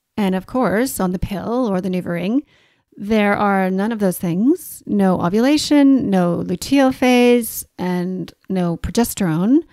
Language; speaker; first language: English; native; English